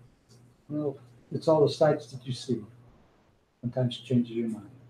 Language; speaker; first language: English; native; English